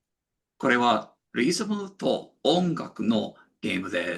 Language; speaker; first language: Japanese; non-native, learner; English